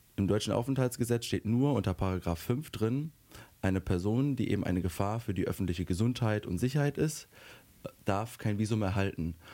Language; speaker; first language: German; native; German